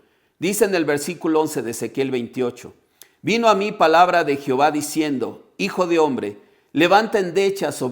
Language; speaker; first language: Spanish; native; Spanish